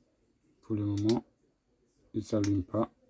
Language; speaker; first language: French; native; French